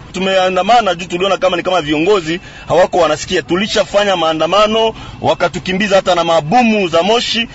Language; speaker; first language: Swahili; native; Swahili